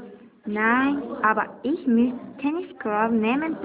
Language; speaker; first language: German; non-native, learner; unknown